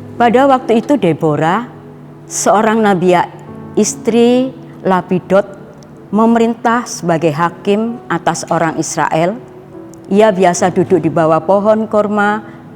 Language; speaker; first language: Indonesian; native; Indonesian